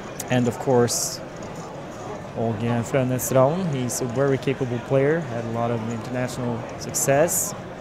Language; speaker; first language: English; non-native, fluent; Norwegian